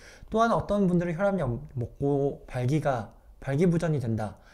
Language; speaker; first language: Korean; native; Korean